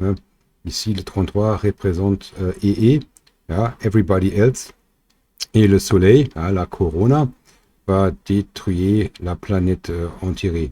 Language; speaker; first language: French; non-native, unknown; German